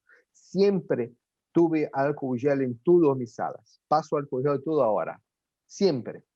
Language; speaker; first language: Spanish; non-native, fluent; Portuguese